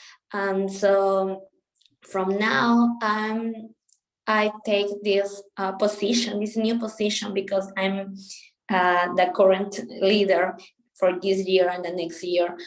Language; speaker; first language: English; non-native, local second language; Spanish